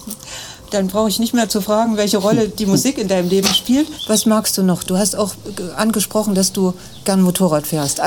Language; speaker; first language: German; native; German